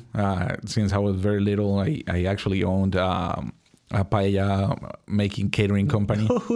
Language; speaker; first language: English; non-native, fluent; Spanish